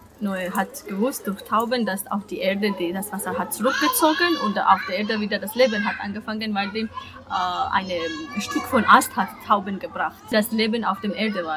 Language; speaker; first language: German; non-native, learner; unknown